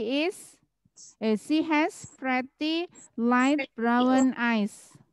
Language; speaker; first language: English; non-native, fluent; Indonesian